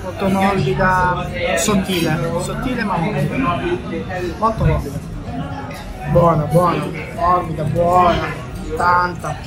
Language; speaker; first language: Italian; native; Italian